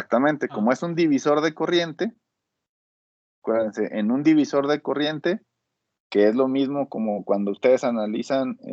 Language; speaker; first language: Spanish; native; Spanish